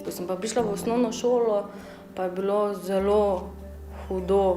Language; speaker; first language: Slovenian; early bilingual, other home language; Albanian